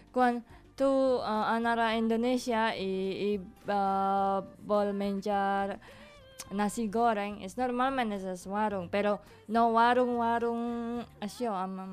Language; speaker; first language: Catalan; non-native, learner; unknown